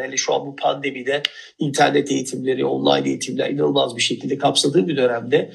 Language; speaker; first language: Turkish; native; Turkish